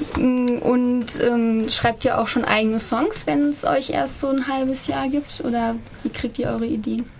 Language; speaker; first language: German; native; German